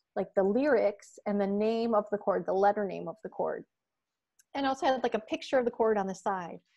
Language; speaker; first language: English; native; English